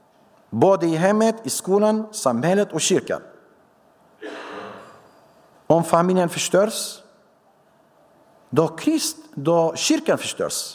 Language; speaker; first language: Swedish; non-native, fluent; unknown